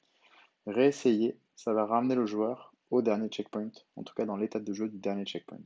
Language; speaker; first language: French; native; French